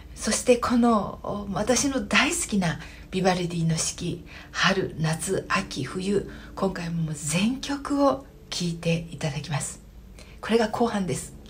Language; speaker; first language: Japanese; native; Japanese